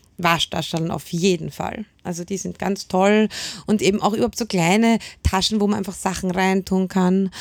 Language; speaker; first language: German; native; German